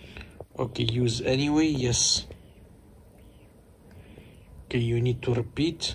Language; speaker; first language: English; non-native, fluent; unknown